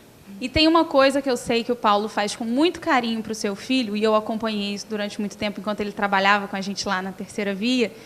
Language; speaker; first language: Portuguese; native; Portuguese